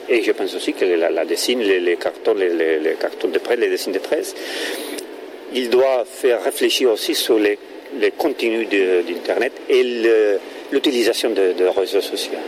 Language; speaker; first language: French; non-native, learner; Catalan